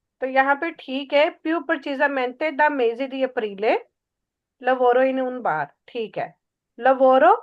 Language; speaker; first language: Italian; non-native, fluent; Hindi